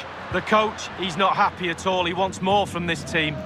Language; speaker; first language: English; native; English